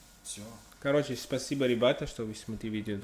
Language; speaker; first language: Russian; non-native, learner; English